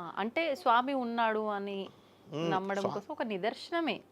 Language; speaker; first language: Telugu; native; Telugu